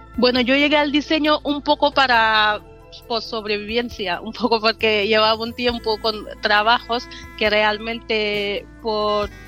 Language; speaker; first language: Spanish; non-native, fluent; Wolof